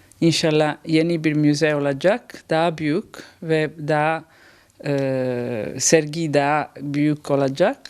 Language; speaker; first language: Turkish; non-native, learner; Italian